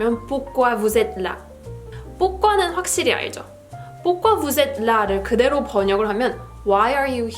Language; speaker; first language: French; non-native, fluent; Korean